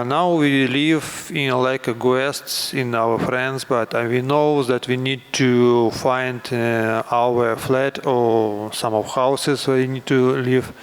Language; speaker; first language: English; non-native, learner; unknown